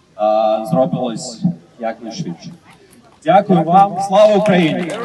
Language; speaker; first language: Ukrainian; non-native, learner; Russian